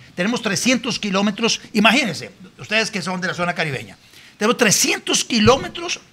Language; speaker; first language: Spanish; native; Spanish